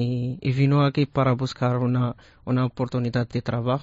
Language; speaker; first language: Spanish; non-native, learner; Arabic